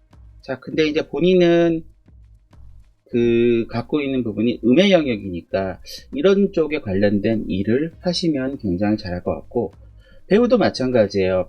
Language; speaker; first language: Korean; native; Korean